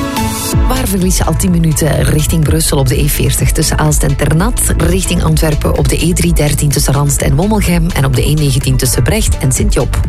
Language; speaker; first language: Dutch; native; Dutch